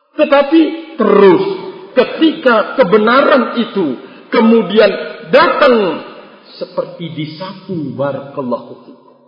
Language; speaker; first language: Malay; non-native, local second language; Sasak